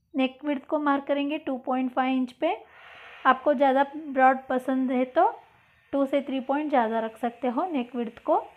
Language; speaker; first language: Hindi; non-native, local second language; Kannada